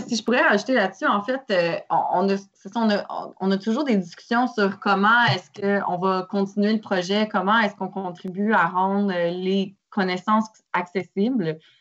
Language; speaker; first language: French; native; French